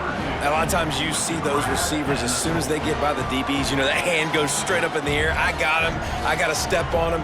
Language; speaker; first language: English; native; English